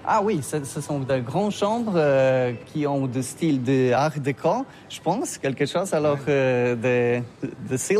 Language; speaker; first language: French; non-native, learner; Polish